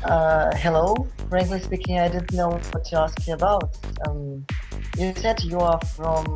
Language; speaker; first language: English; non-native, fluent; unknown